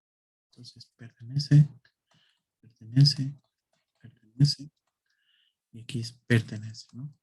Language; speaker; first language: Spanish; native; Spanish